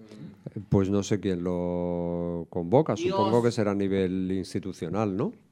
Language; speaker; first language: Spanish; native; Spanish